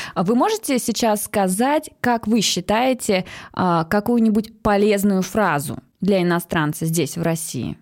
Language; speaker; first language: Russian; native; Russian